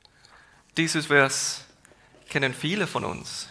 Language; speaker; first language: German; non-native, fluent; English